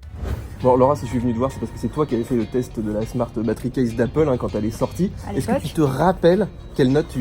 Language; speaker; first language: French; native; French